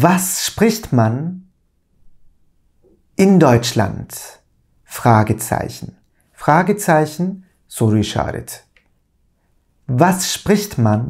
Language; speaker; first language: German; non-native, fluent; Turkish